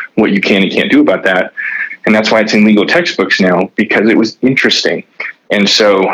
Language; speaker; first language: English; native; English